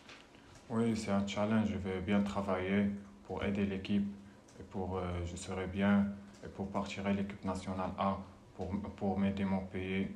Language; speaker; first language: French; non-native, learner; Arabic